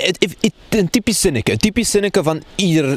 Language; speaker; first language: Dutch; native; Dutch